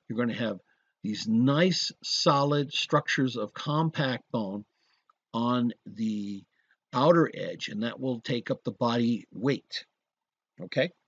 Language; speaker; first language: English; native; English